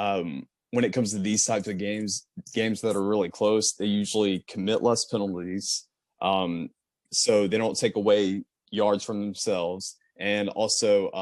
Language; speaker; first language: English; native; English